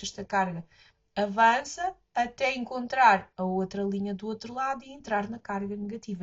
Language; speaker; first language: Portuguese; native; Portuguese